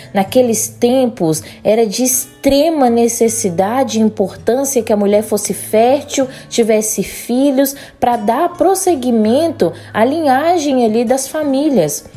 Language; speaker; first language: Portuguese; native; Portuguese